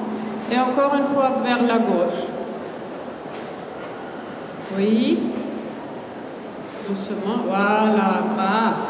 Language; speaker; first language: French; non-native, fluent; German